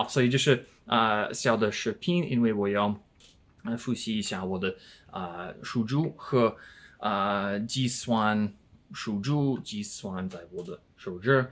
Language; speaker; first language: Chinese; non-native, learner; English